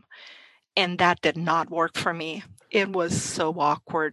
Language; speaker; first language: English; non-native, fluent; Portuguese